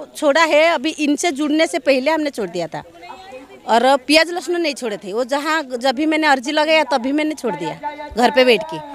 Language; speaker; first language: Hindi; non-native, local second language; Odia